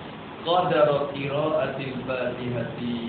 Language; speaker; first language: Arabic; non-native, fluent; Malay